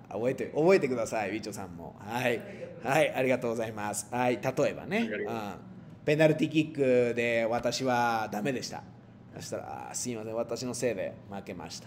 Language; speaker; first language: Japanese; non-native, fluent; Spanish